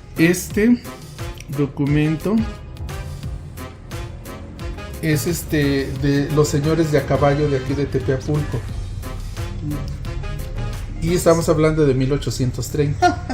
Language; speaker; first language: Spanish; native; Spanish